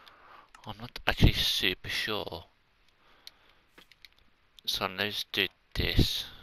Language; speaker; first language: English; native; English